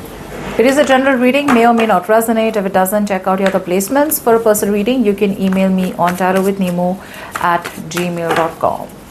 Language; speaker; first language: English; non-native, local second language; Hindi